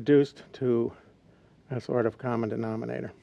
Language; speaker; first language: English; native; English